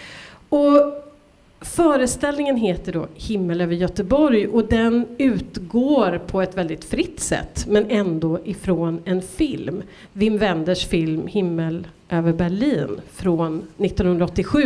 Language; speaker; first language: Swedish; native; Swedish